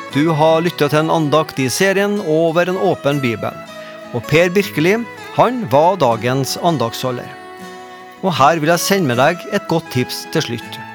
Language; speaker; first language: Norwegian; native; Norwegian